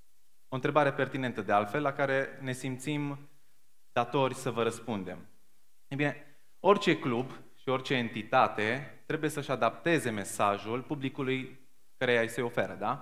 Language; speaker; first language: Romanian; native; Romanian